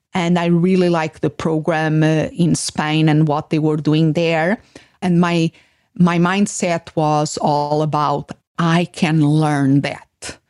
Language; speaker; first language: English; non-native, fluent; Portuguese